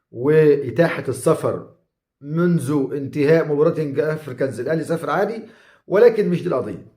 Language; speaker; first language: Arabic; native; Arabic